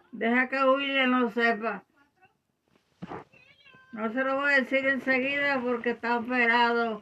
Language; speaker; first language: Spanish; native; Spanish